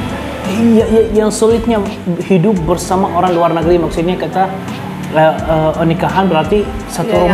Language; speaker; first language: Indonesian; non-native, learner; Arabic